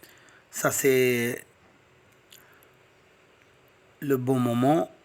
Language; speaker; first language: French; non-native, learner; Tamil